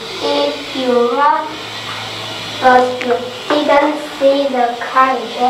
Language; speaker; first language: English; non-native, learner; Chinese